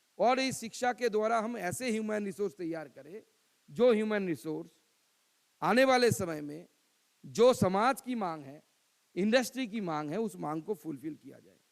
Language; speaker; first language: Hindi; non-native, local second language; Bangla